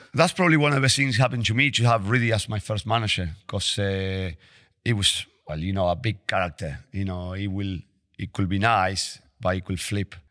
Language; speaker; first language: English; non-native, fluent; Spanish